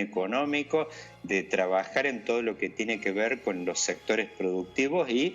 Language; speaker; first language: Spanish; native; Spanish